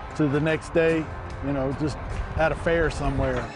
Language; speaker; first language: English; native; English